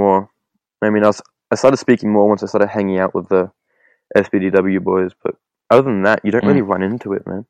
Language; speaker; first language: English; native; English